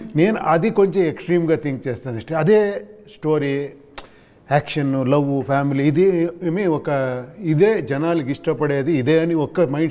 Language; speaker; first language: Telugu; non-native, local second language; Kannada